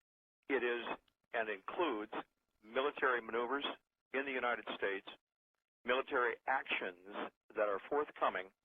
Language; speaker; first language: English; native; English